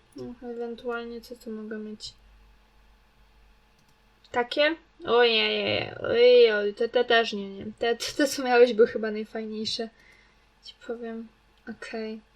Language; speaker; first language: Polish; native; Polish